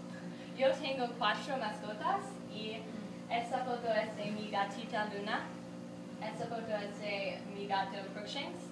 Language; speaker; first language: Spanish; non-native, learner; English